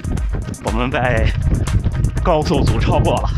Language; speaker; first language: Chinese; native; Chinese